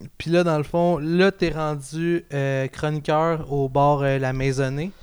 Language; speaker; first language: French; native; French